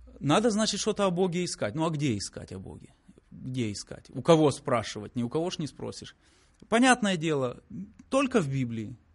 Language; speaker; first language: Russian; native; Russian